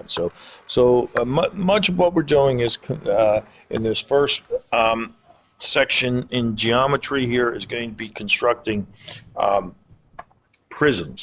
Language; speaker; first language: English; native; English